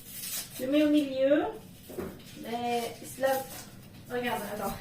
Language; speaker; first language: French; non-native, learner; Filipino